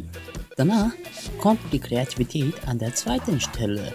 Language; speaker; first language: German; non-native, learner; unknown